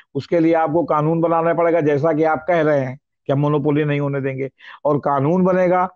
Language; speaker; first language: Hindi; native; Hindi